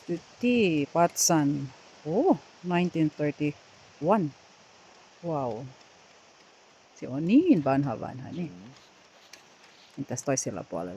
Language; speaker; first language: Finnish; non-native, learner; Filipino